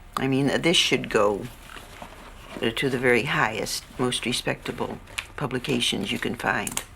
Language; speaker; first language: English; native; English